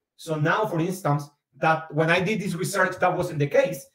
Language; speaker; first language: English; non-native, fluent; Spanish